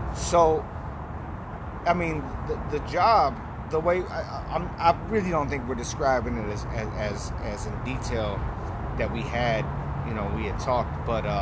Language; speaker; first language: English; native; English